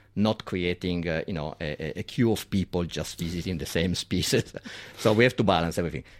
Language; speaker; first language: English; non-native, fluent; Italian